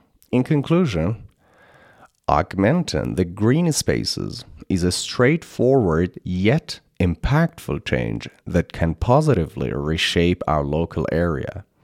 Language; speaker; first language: English; non-native, fluent; Persian